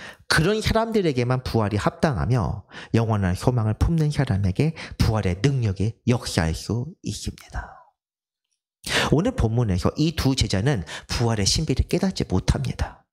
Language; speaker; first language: Korean; native; Korean